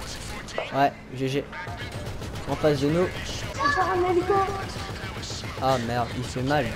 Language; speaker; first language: French; native; French